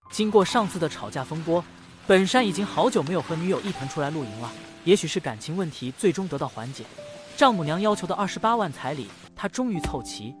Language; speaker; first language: Chinese; native; Chinese